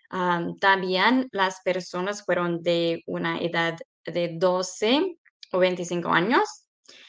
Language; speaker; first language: Spanish; non-native, fluent; English